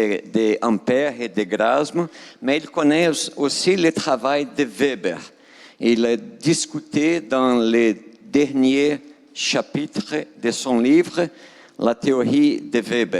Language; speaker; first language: French; non-native, fluent; Portuguese